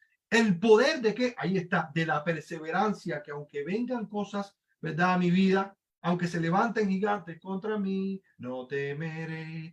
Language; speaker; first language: Spanish; native; Spanish